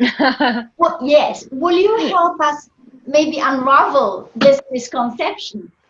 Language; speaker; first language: English; non-native, fluent; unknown